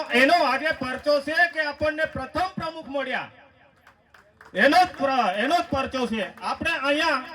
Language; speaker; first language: Gujarati; non-native, local second language; Bhili